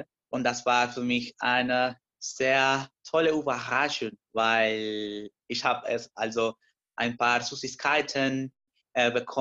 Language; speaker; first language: German; non-native, learner; Spanish